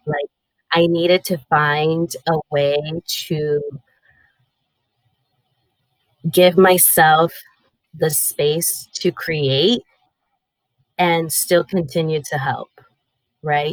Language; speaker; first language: English; early bilingual, other home language; Spanish